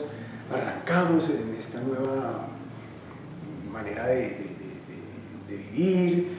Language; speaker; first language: Spanish; native; Spanish